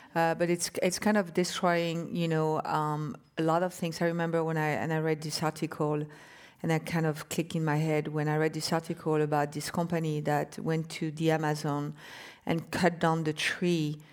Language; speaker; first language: English; non-native, fluent; French